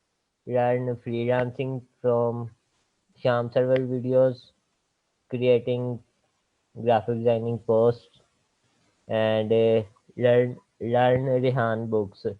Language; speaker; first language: English; non-native, learner; Urdu